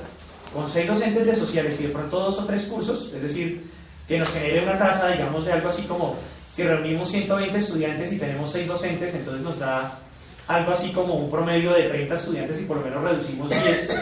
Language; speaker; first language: Spanish; native; Spanish